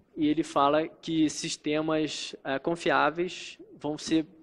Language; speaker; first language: Portuguese; native; Portuguese